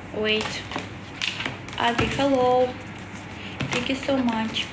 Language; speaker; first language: English; non-native, learner; Belarusian